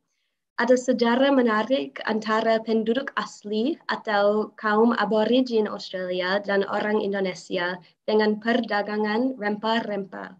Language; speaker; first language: Indonesian; non-native, fluent; English